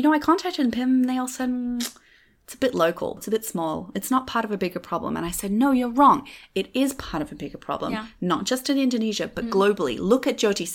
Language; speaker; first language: English; native; English